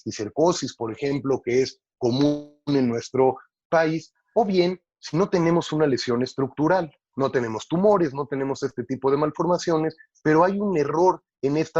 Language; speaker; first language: Spanish; native; Spanish